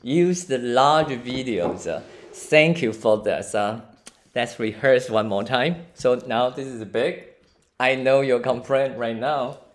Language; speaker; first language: English; non-native, fluent; Chinese